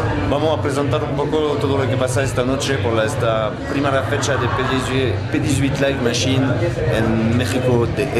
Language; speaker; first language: Spanish; non-native, fluent; French